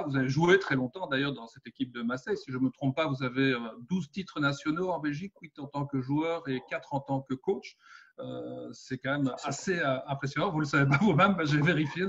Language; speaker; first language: French; native; French